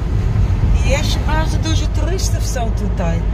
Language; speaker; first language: Polish; non-native, learner; Dutch